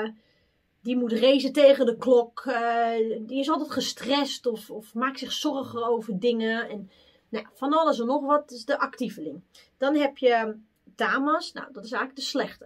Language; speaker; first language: Dutch; native; Dutch